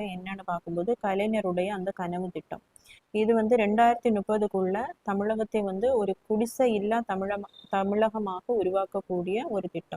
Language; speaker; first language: Tamil; native; Tamil